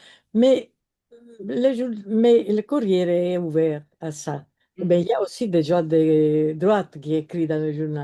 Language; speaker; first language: French; non-native, fluent; Italian